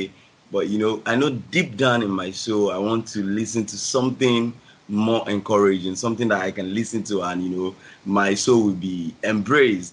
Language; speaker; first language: English; non-native, local second language; Yoruba